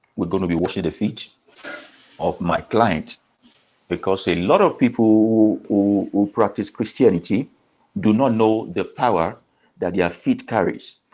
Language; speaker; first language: English; non-native, local second language; Yoruba